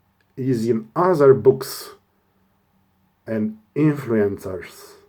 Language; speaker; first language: English; non-native, learner; Romanian